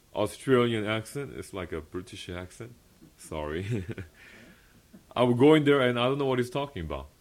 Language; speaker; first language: English; early bilingual, other home language; Korean